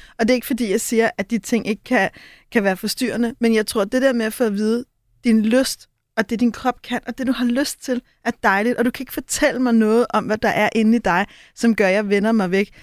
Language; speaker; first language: Danish; native; Danish